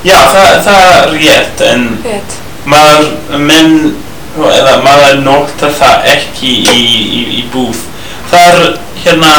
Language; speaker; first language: Icelandic; non-native, learner; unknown